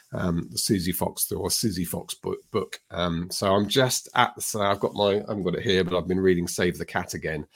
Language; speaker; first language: English; native; English